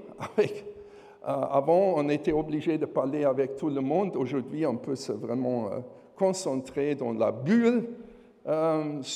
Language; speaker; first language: French; non-native, fluent; German